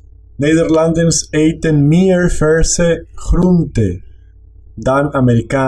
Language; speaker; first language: Dutch; non-native, learner; Spanish